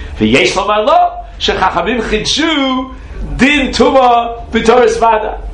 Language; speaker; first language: Hebrew; non-native, fluent; English